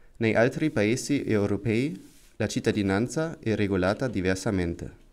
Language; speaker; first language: Italian; non-native, learner; German